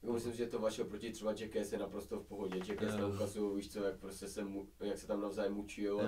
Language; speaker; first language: Czech; native; Czech